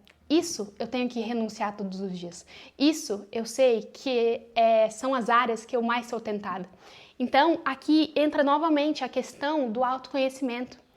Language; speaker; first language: Portuguese; native; Portuguese